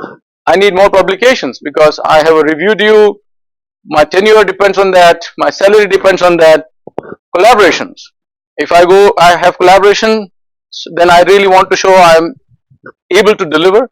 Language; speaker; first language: English; non-native, fluent; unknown